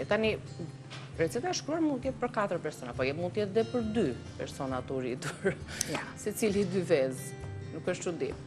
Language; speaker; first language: Albanian; native; Albanian